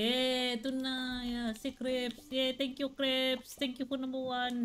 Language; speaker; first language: English; non-native, local second language; Malay